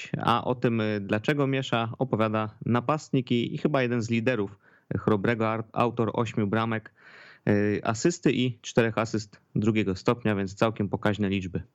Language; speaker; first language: Polish; native; Polish